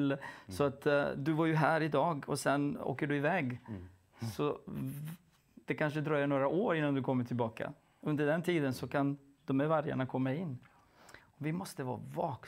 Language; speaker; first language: Swedish; non-native, fluent; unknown